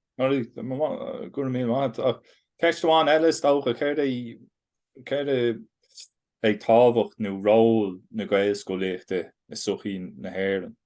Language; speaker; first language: Irish; non-native, local second language; English